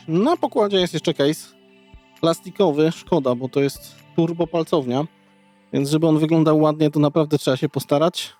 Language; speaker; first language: Polish; native; Polish